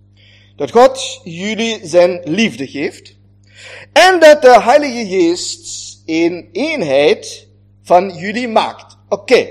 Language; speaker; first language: Dutch; non-native, fluent; German